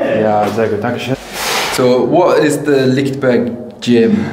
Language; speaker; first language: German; non-native, learner; English